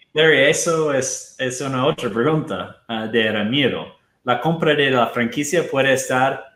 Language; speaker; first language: Spanish; non-native, fluent; Portuguese